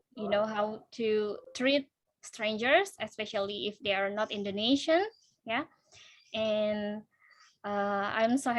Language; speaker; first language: English; non-native, fluent; Indonesian